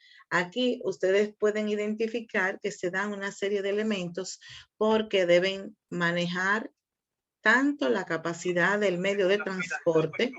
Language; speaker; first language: Spanish; native; Spanish